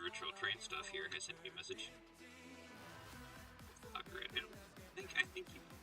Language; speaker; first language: English; native; English